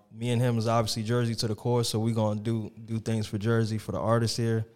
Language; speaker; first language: English; native; English